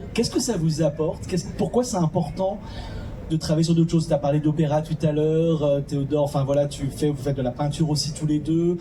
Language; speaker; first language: French; native; French